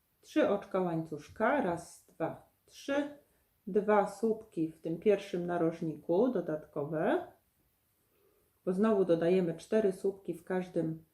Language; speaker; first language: Polish; native; Polish